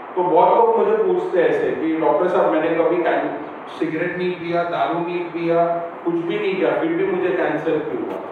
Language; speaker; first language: Hindi; non-native, local second language; Marathi